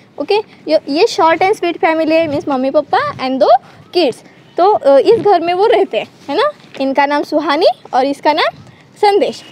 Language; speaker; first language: Hindi; non-native, local second language; Marathi